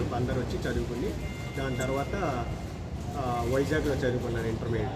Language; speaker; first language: Telugu; native; Telugu